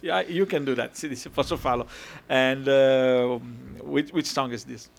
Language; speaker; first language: English; non-native, fluent; Italian